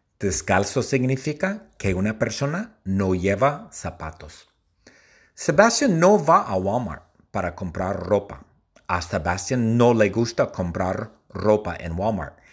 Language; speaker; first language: Spanish; non-native, learner; English